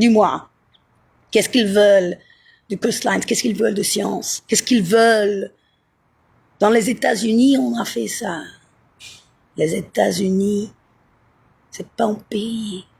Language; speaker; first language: French; non-native, learner; Italian